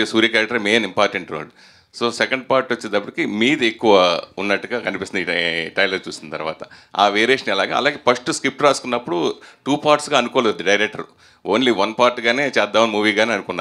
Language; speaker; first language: Telugu; native; Telugu